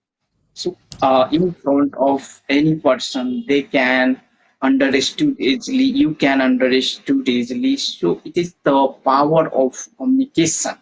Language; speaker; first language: English; non-native, learner; Maithili